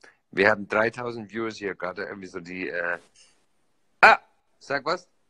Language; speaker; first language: German; non-native, fluent; English